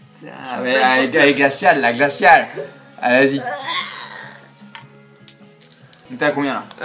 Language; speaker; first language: French; native; French